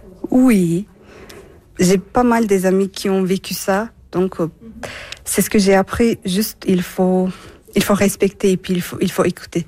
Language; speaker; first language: French; non-native, fluent; Turkish